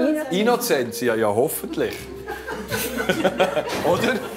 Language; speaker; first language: German; native; German